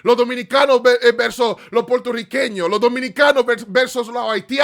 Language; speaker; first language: Spanish; early bilingual, heritage; Spanish